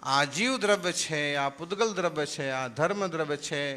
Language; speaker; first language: Hindi; non-native, local second language; Gujarati